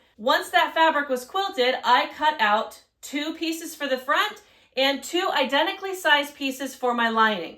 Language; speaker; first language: English; native; English